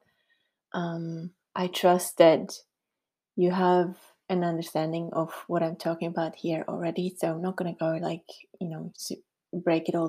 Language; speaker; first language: English; non-native, fluent; Swiss German